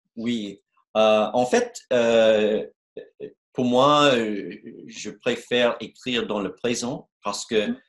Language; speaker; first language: French; non-native, fluent; English